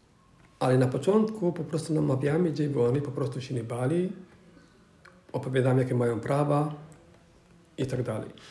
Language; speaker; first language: Polish; non-native, fluent; Somali